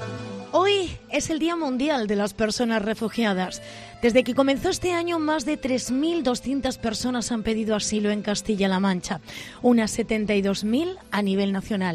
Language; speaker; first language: Spanish; native; Spanish